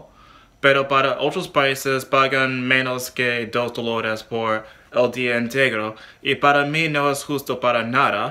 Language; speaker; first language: Spanish; non-native, learner; English